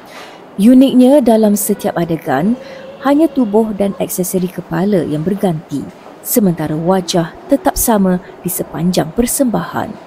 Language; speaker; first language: Malay; native; Malay